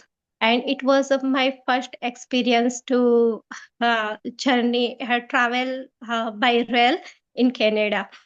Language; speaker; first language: English; non-native, learner; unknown